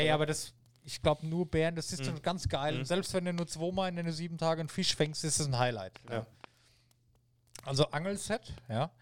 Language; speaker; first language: German; native; German